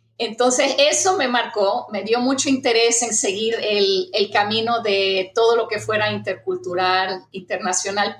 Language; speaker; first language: Spanish; early bilingual, heritage; Spanish